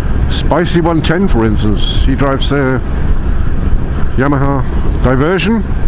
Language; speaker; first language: English; native; English